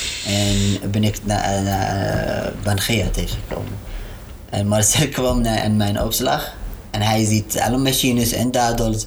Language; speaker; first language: Dutch; non-native, learner; Arabic